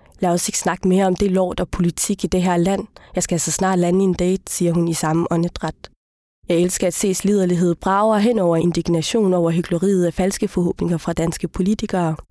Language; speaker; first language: Danish; early bilingual, other home language; Somali